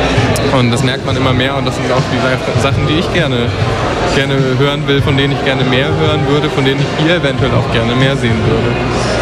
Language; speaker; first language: German; native; German